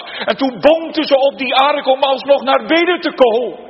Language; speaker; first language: Dutch; native; Dutch